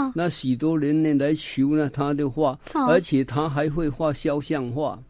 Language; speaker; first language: Chinese; native; Chinese